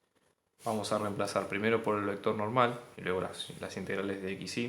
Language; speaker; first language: Spanish; native; Spanish